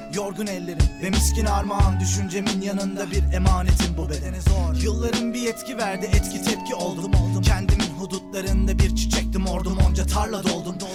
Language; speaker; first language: English; non-native, fluent; Turkish